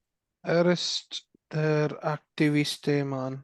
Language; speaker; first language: German; non-native, learner; Malayalam